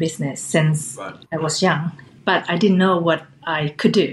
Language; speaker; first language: English; non-native, fluent; Thai